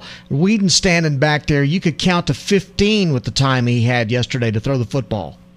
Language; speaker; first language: English; native; English